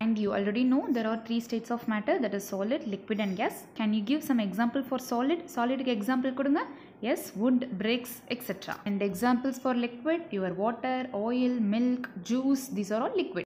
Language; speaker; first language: English; non-native, local second language; Tamil